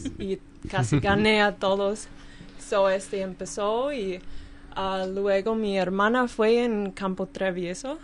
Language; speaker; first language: Spanish; non-native, learner; English